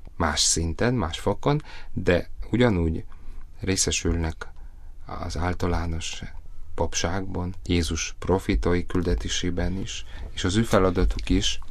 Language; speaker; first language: Hungarian; non-native, fluent; Polish